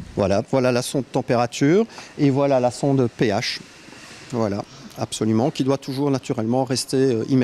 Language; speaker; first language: French; native; French